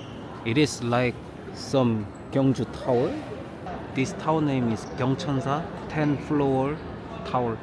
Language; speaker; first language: English; non-native, learner; Korean